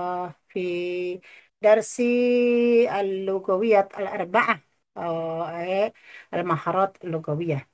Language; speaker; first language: Arabic; non-native, fluent; Indonesian